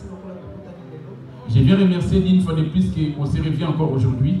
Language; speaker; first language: French; non-native, local second language; Lingala